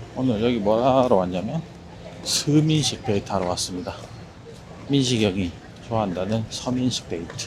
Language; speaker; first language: Korean; native; Korean